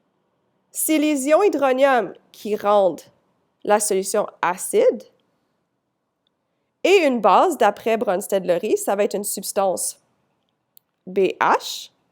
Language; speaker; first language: French; native; French